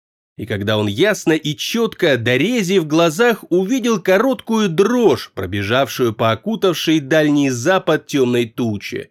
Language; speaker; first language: Russian; native; Russian